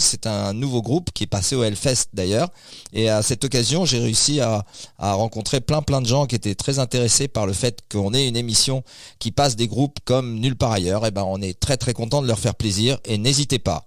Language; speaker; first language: French; native; French